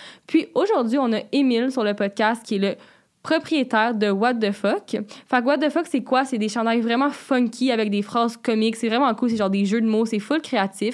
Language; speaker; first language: French; native; French